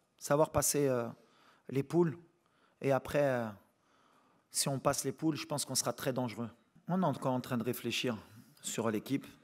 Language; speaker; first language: French; native; French